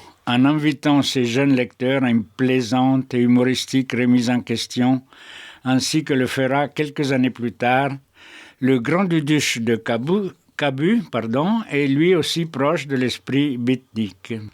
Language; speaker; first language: French; native; French